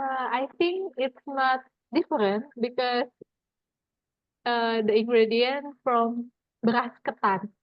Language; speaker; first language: English; non-native, fluent; Indonesian